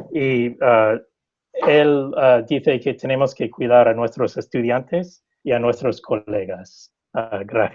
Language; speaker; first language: Spanish; non-native, fluent; English